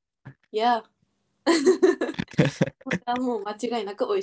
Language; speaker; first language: Japanese; native; Japanese